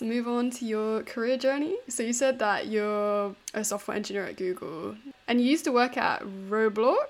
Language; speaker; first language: English; native; English